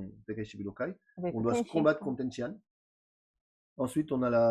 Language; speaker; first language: French; native; French